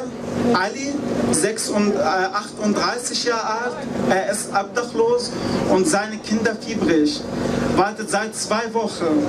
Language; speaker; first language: German; non-native, learner; Arabic